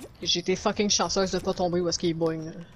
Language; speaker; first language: French; native; French